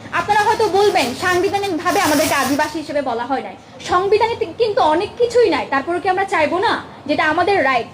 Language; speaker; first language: Bangla; non-native, local second language; Chakma